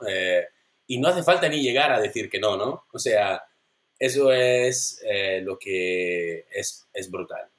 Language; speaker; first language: Spanish; non-native, fluent; Italian